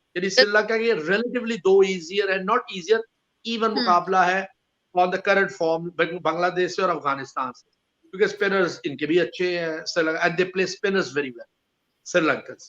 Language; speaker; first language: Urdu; non-native, local second language; Punjabi